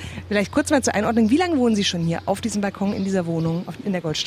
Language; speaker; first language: German; native; German